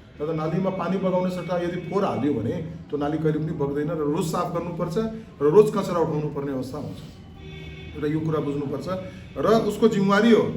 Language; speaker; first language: Nepali; non-native, local second language; Marwari